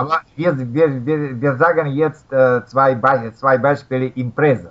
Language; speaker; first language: German; non-native, learner; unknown